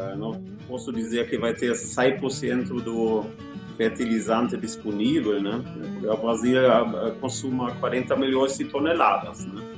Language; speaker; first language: Portuguese; non-native, fluent; German